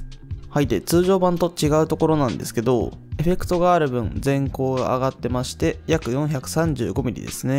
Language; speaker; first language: Japanese; native; Japanese